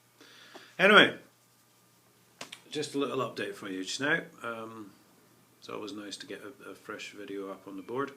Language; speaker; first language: English; native; English